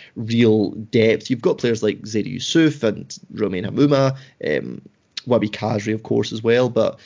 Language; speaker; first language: English; native; English